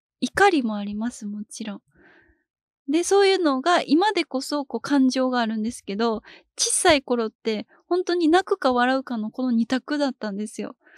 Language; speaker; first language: Japanese; native; Japanese